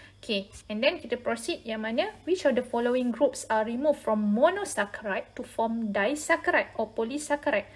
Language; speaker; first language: English; non-native, local second language; Malay